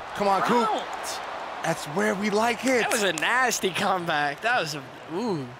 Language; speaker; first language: English; native; English